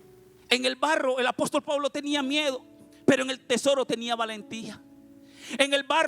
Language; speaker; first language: Spanish; native; Spanish